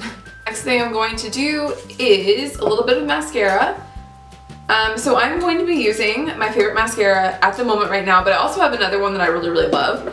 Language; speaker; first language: English; native; English